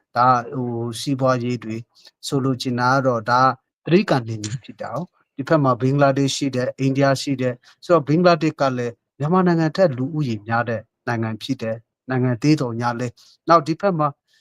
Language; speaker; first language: Burmese; non-native, local second language; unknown